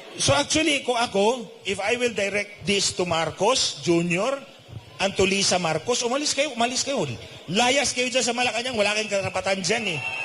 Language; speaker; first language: Filipino; non-native, local second language; Cebuano